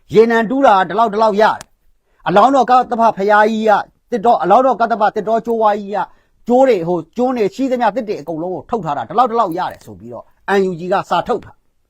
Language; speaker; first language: Burmese; non-native, local second language; Kachin